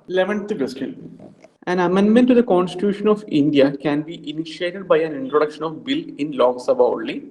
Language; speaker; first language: English; non-native, local second language; Malayalam